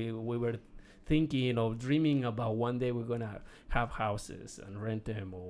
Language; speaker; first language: English; non-native, learner; Spanish